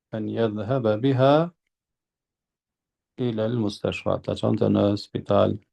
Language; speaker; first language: Arabic; non-native, fluent; Albanian